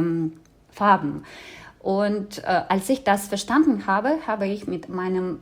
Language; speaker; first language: German; non-native, fluent; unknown